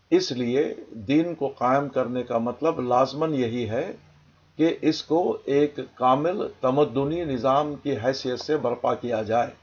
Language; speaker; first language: Urdu; native; Urdu